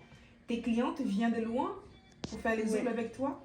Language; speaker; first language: French; non-native, fluent; Portuguese